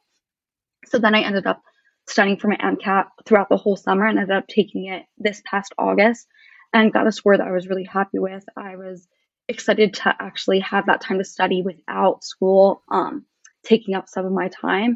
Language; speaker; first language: English; native; English